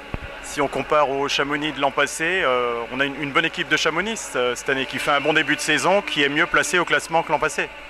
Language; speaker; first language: French; native; French